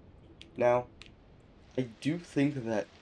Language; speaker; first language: English; native; English